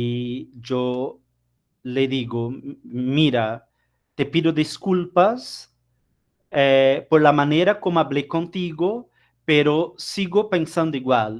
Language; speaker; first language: Spanish; non-native, fluent; Portuguese